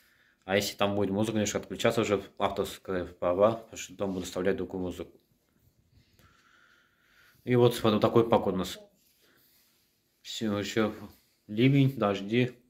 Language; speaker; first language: Russian; non-native, local second language; Azerbaijani